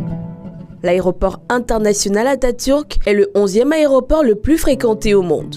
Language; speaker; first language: French; native; French